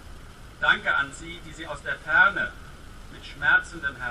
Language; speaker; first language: German; native; German